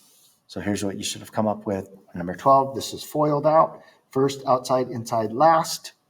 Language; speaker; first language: English; native; English